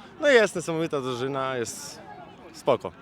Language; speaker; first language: Polish; non-native, learner; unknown